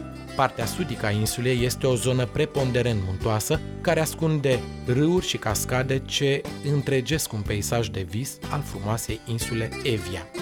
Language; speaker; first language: Romanian; native; Romanian